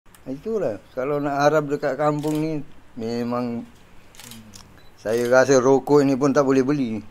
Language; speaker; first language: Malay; non-native, local second language; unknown